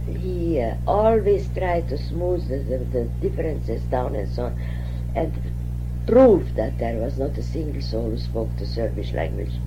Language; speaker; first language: English; non-native, fluent; Hungarian